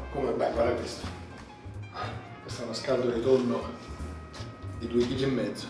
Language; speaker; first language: Italian; native; Italian